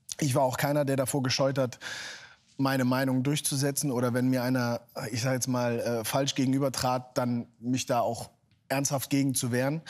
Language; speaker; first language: German; native; German